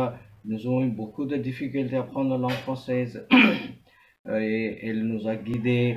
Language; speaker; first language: French; non-native, fluent; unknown